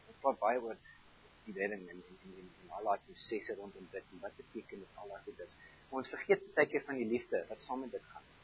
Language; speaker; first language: Afrikaans; non-native, fluent; German